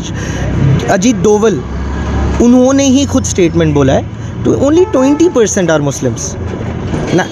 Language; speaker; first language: Hindi; non-native, local second language; Manipuri